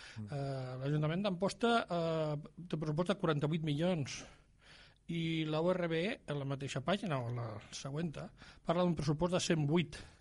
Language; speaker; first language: Catalan; native; Catalan